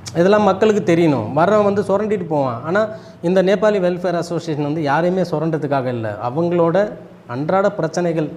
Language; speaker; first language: Tamil; early bilingual, other home language; Nepali